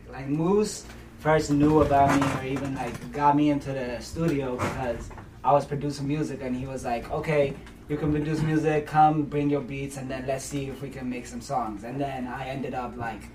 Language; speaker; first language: English; early bilingual, other home language; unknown